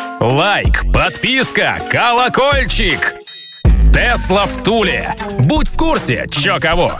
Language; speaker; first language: Russian; native; Russian